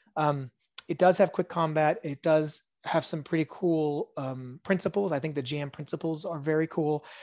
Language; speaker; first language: English; early bilingual, other home language; Hebrew